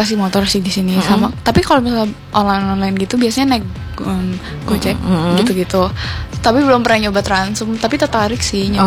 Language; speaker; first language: Indonesian; native; Indonesian